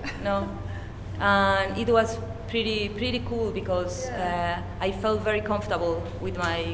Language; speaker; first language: English; non-native, learner; Spanish